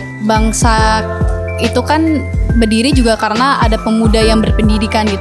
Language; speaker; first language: Indonesian; native; Indonesian